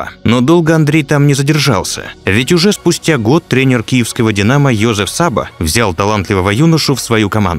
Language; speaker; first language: Russian; native; Russian